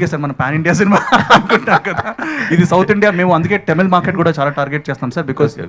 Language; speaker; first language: Telugu; native; Telugu